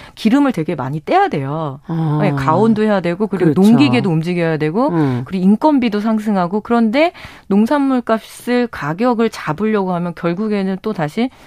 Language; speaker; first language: Korean; native; Korean